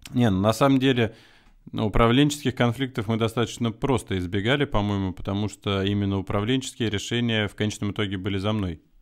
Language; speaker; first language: Russian; native; Russian